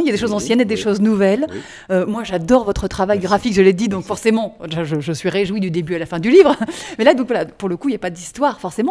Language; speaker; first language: French; native; French